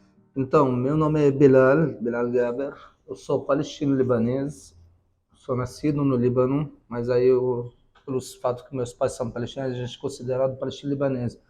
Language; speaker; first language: Portuguese; early bilingual, other home language; Arabic